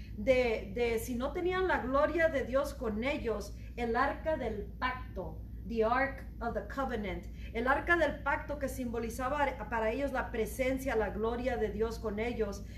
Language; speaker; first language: Spanish; early bilingual, heritage; Spanish